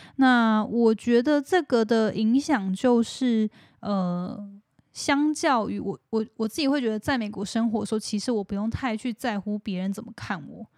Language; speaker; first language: Chinese; native; Chinese